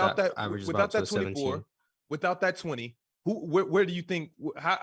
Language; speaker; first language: English; native; English